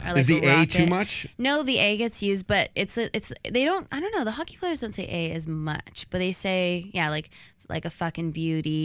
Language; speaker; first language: English; native; English